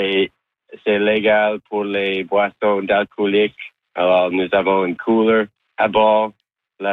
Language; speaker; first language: French; non-native, learner; English